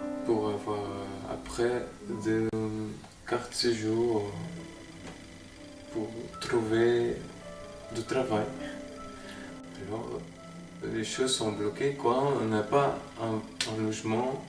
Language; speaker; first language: French; non-native, learner; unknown